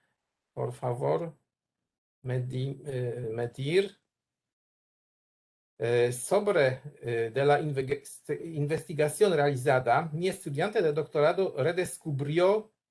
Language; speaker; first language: Spanish; non-native, learner; Polish